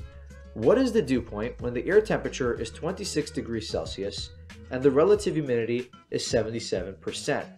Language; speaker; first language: English; native; English